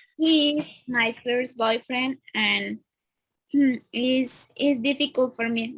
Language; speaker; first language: English; non-native, learner; Spanish